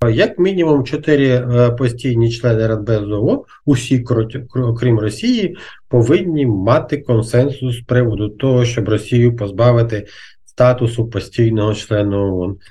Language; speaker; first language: Ukrainian; native; Ukrainian